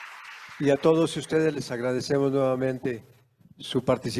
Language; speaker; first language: Spanish; native; Spanish